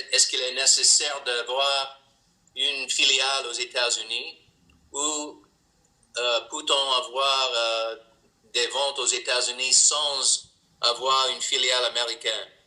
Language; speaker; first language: French; non-native, learner; English